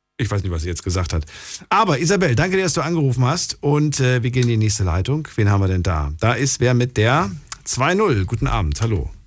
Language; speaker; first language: German; native; German